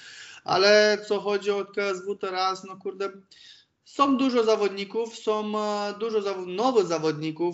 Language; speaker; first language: Polish; non-native, fluent; Romanian